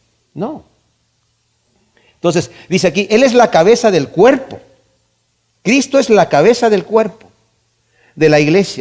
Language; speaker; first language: Spanish; native; Spanish